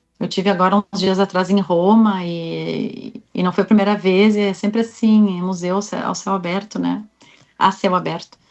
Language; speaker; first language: Portuguese; native; Portuguese